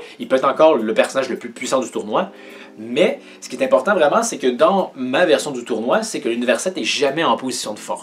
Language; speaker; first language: French; native; French